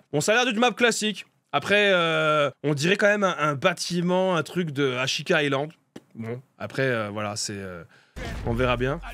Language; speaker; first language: French; native; French